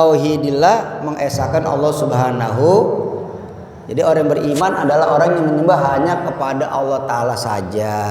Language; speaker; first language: Indonesian; native; Indonesian